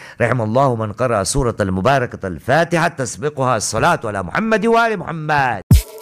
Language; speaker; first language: Gujarati; early bilingual, heritage; Gujarati